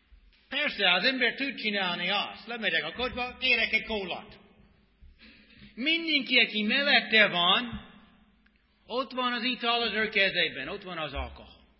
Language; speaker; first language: Hungarian; non-native, fluent; English